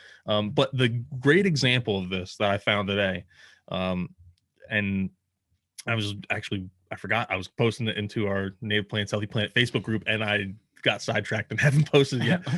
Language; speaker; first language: English; native; English